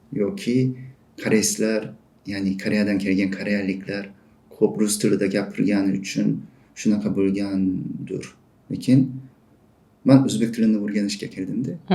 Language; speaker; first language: Uzbek; non-native, fluent; Korean